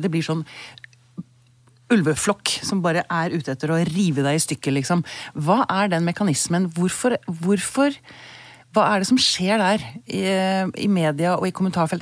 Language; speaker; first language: Norwegian; native; Norwegian